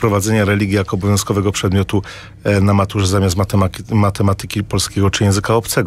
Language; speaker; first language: Polish; native; Polish